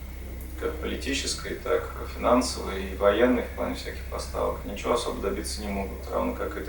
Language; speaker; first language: Russian; native; Russian